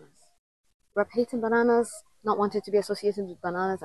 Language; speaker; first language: English; non-native, fluent; Somali